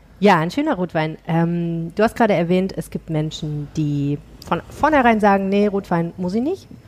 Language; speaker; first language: German; native; German